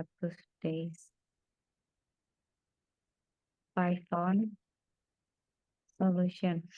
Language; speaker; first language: English; non-native, fluent; Indonesian